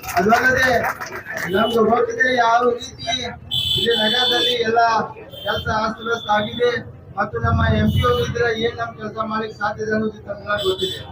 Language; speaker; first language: Kannada; native; Kannada